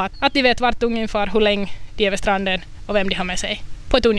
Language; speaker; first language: Swedish; native; Swedish